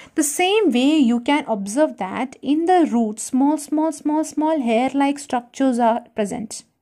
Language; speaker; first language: English; non-native, local second language; Malayalam